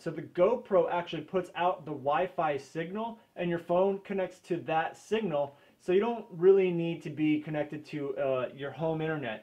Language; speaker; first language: English; native; English